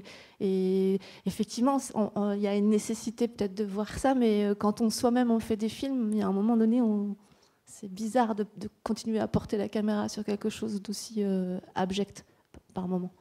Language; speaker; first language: French; native; French